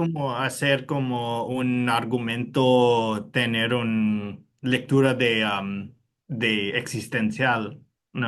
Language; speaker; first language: Spanish; non-native, fluent; English